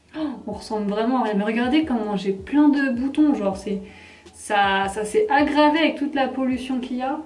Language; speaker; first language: French; native; French